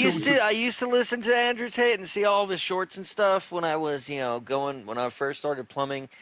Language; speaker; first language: English; native; English